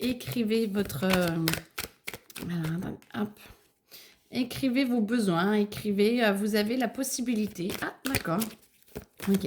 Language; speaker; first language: French; native; French